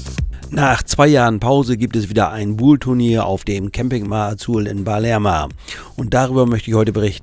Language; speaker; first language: German; native; German